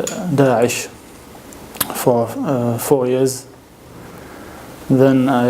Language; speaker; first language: English; non-native, fluent; French